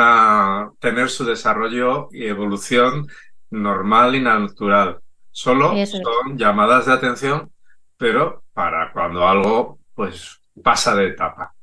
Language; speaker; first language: Spanish; native; Spanish